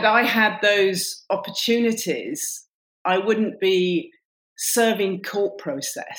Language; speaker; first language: English; native; English